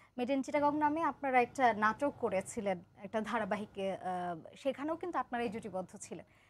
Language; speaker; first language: Bangla; native; Bangla